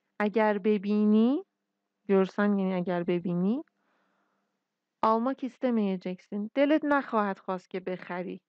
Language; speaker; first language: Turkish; non-native, fluent; Persian